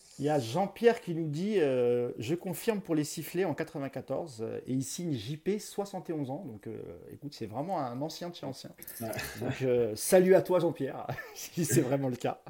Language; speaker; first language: French; native; French